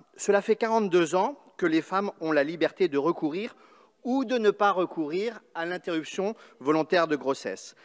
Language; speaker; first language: French; native; French